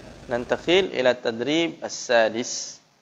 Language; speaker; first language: Arabic; non-native, fluent; Indonesian